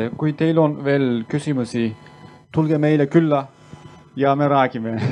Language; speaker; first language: Estonian; non-native, learner; Kurdish